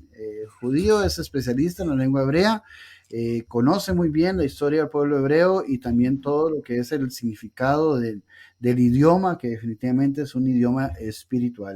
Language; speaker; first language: Spanish; native; Spanish